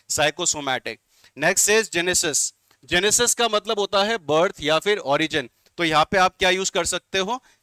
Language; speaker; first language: Hindi; native; Hindi